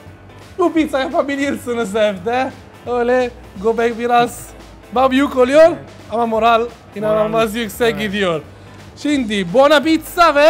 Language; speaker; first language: Turkish; non-native, learner; Italian